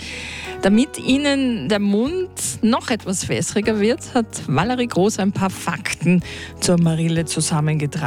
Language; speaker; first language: German; native; German